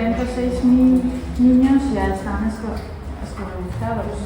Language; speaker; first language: Spanish; non-native, fluent; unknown